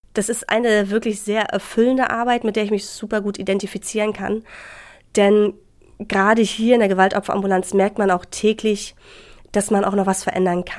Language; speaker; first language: German; native; German